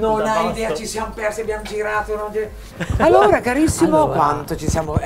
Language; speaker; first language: Italian; native; Italian